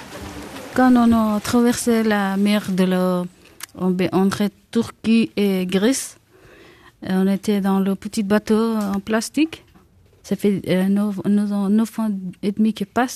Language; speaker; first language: French; non-native, learner; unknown